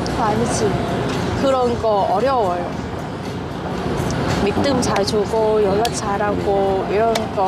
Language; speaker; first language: Korean; non-native, learner; Vietnamese